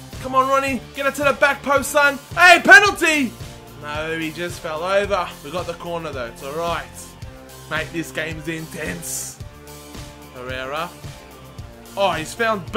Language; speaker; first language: English; native; English